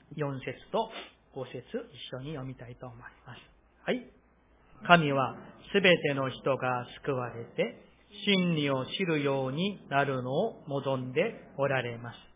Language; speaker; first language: Japanese; non-native, fluent; Korean